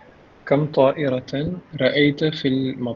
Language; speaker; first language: Arabic; non-native, learner; Tamil